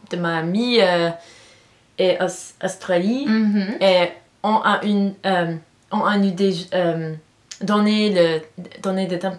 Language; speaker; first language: French; non-native, learner; English